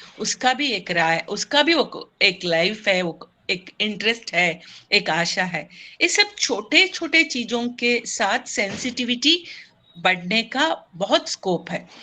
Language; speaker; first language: Hindi; non-native, local second language; Kannada